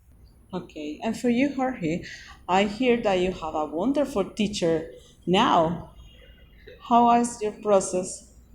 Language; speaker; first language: English; non-native, learner; Spanish